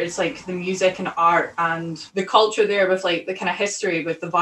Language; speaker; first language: English; native; English